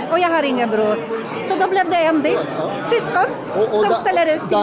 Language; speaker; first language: Swedish; non-native, fluent; Polish